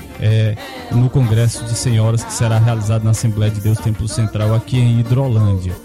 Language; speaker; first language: Portuguese; native; Portuguese